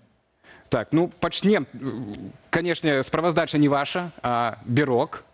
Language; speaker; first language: Belarusian; native; Belarusian